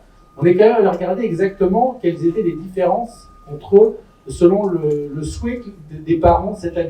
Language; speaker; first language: French; native; French